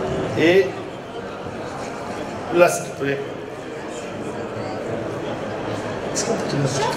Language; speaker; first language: French; non-native, learner; Portuguese